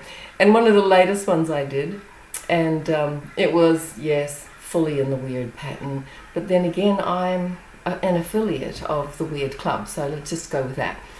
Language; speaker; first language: English; native; English